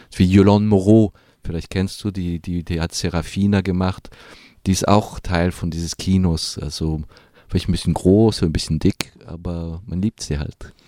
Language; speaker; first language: German; non-native, fluent; French